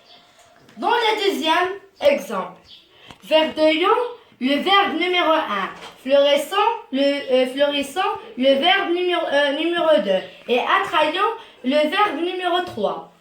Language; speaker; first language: French; non-native, learner; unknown